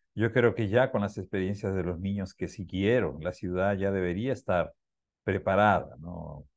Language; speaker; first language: Spanish; native; Spanish